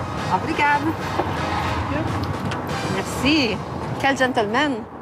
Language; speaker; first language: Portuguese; non-native, learner; French